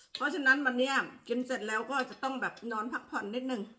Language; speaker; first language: Thai; native; Thai